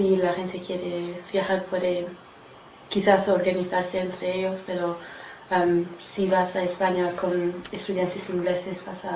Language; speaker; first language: Spanish; non-native, learner; English